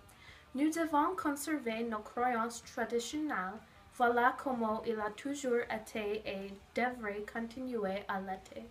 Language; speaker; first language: French; non-native, learner; English